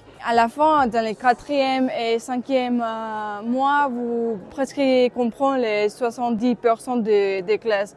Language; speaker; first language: French; non-native, learner; Spanish